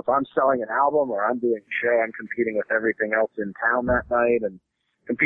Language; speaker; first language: English; native; English